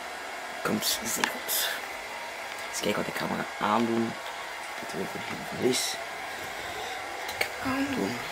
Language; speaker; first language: Dutch; native; Dutch